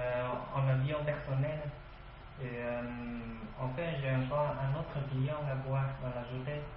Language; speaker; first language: French; non-native, learner; Vietnamese